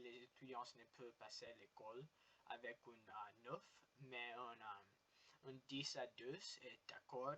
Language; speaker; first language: French; non-native, learner; English